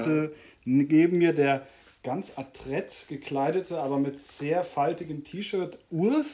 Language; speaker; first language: German; native; German